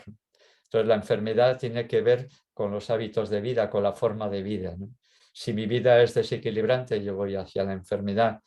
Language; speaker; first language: Spanish; native; Spanish